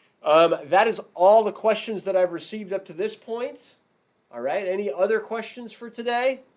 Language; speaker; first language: English; native; English